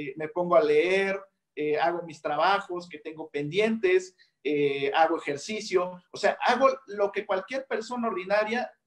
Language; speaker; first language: Spanish; native; Spanish